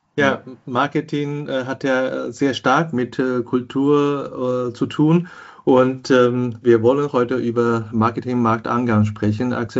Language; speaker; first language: German; non-native, fluent; Chinese